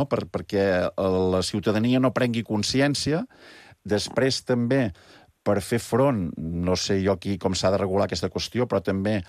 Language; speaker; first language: Catalan; native; Catalan